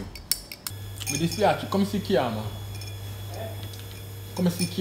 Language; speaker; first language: Italian; non-native, learner; English